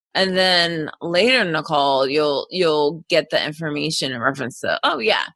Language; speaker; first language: English; native; English